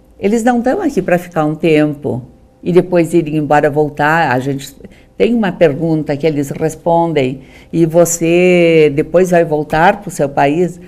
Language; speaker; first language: Portuguese; native; Portuguese